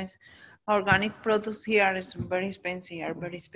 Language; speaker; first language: English; non-native, learner; Spanish